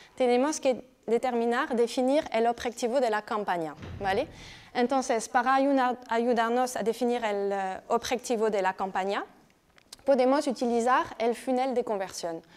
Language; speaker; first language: Spanish; non-native, fluent; French